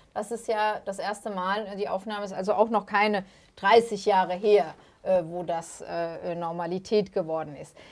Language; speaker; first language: German; native; German